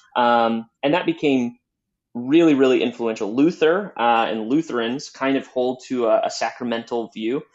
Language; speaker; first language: English; native; English